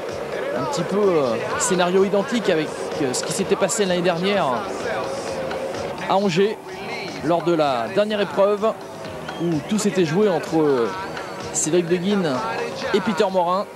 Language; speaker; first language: French; native; French